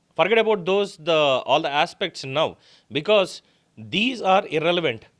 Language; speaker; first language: English; non-native, local second language; Telugu